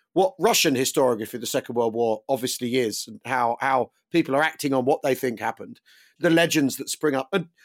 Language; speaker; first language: English; native; English